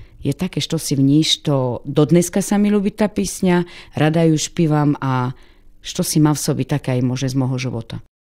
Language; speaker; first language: Slovak; non-native, local second language; Rusyn